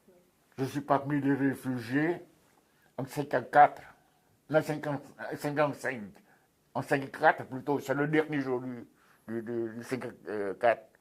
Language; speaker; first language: French; non-native, fluent; Vietnamese